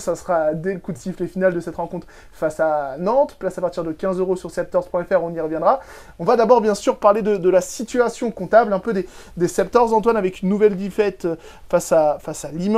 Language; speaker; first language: French; native; French